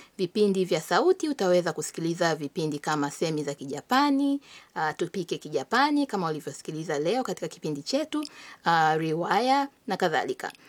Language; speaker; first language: Swahili; native; Swahili